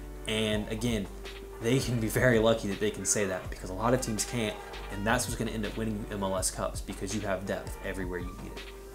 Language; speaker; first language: English; native; English